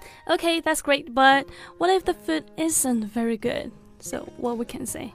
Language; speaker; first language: English; non-native, fluent; Chinese